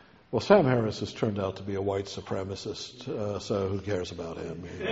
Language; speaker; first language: English; native; English